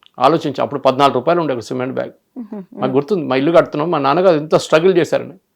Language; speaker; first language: Telugu; early bilingual, other home language; Malayalam